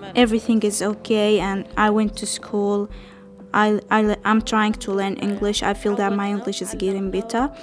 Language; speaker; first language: English; non-native, fluent; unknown